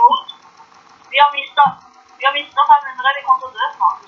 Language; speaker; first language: Norwegian; native; Norwegian